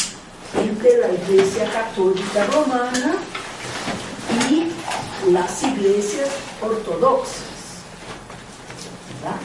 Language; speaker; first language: Spanish; non-native, fluent; Portuguese